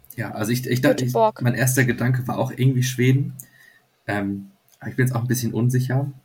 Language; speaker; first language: German; native; German